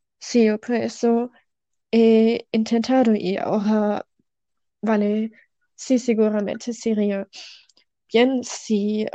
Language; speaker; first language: Spanish; non-native, learner; German